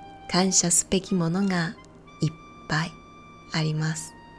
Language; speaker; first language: Japanese; native; Japanese